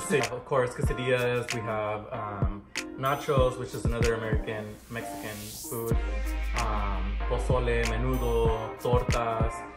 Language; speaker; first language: English; early bilingual, other home language; Spanish